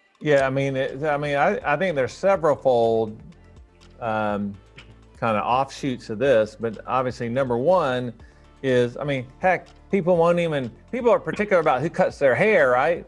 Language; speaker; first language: English; native; English